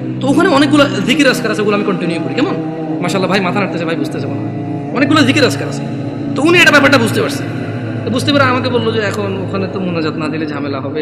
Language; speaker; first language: Bangla; early bilingual, heritage; Bangla